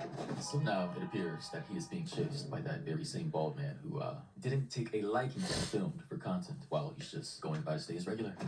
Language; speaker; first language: English; native; English